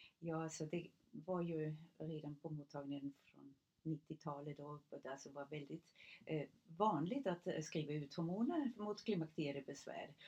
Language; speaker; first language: Swedish; non-native, fluent; German